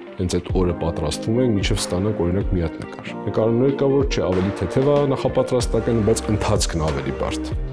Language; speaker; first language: Armenian; early bilingual, heritage; Armenian